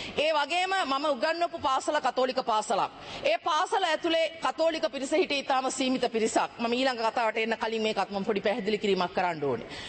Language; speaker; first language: Sinhala; non-native, local second language; Tamil